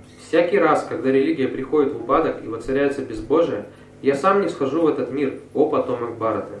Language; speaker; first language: Russian; native; Russian